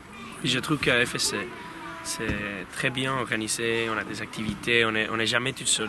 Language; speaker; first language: French; non-native, learner; Spanish